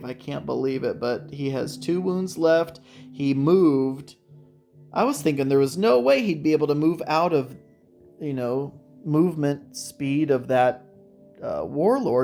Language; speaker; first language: English; native; English